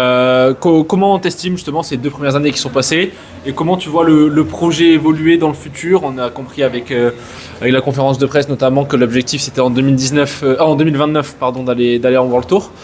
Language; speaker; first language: French; native; French